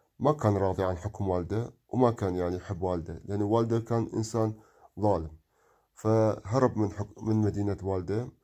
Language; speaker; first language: Arabic; non-native, local second language; Kurdish